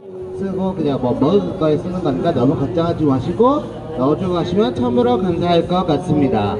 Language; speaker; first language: Korean; native; Korean